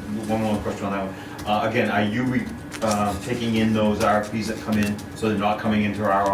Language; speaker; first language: English; native; English